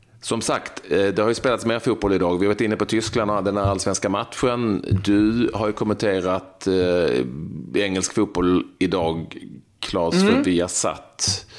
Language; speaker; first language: Swedish; native; Swedish